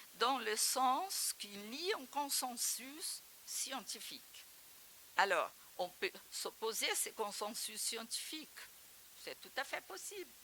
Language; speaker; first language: French; non-native, fluent; Portuguese